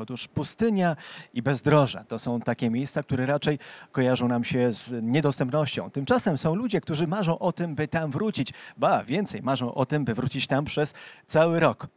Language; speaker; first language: Polish; native; Polish